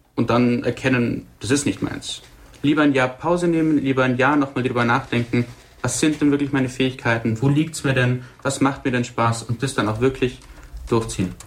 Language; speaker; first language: German; native; German